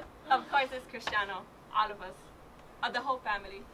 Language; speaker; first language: English; early bilingual, other home language; Spanish